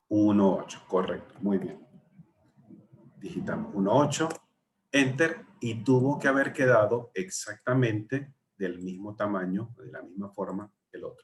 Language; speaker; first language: Spanish; native; Spanish